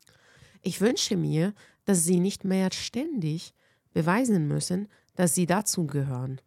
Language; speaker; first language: German; non-native, fluent; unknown